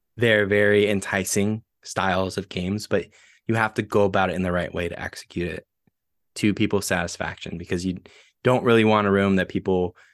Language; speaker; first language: English; native; English